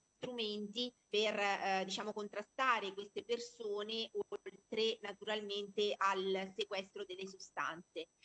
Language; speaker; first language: Italian; native; Italian